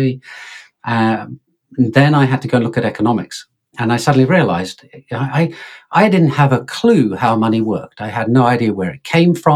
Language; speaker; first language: English; native; English